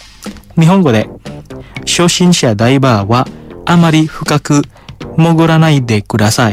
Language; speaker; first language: Japanese; non-native, fluent; Indonesian